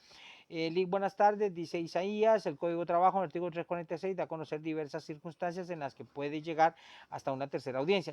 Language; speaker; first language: Spanish; native; Spanish